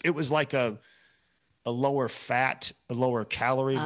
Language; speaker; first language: English; native; English